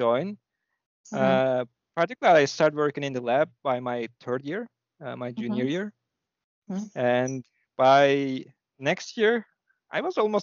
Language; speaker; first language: English; non-native, fluent; Turkish